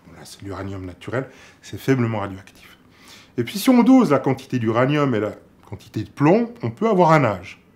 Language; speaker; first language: French; native; French